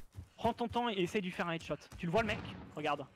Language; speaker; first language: French; native; French